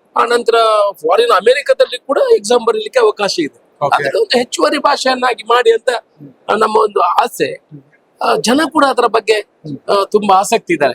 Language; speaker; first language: Kannada; non-native, local second language; Tulu